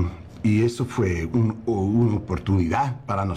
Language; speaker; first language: Spanish; non-native, fluent; English